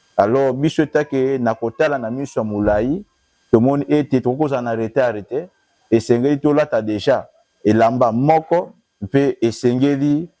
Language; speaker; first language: Lingala; non-native, local second language; Kongo